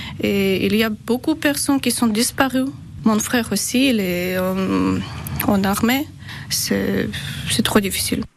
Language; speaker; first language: French; non-native, learner; Ukrainian